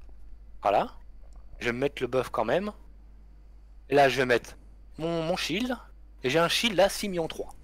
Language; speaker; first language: French; native; French